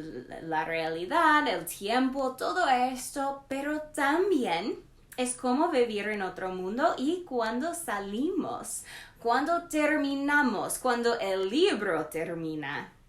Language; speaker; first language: Spanish; non-native, learner; English